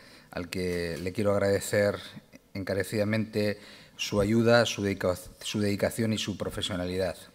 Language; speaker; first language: Spanish; native; Spanish